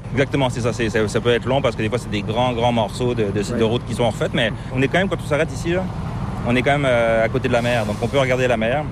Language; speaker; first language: French; native; French